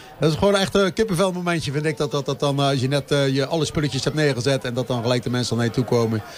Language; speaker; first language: Dutch; native; Dutch